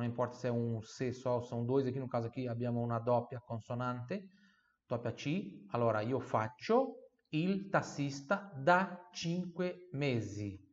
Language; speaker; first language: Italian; non-native, fluent; Portuguese